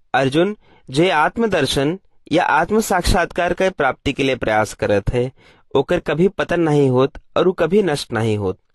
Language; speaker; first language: Hindi; native; Hindi